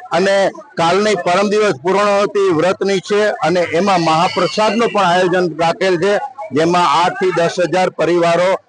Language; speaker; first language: Gujarati; non-native, local second language; Sindhi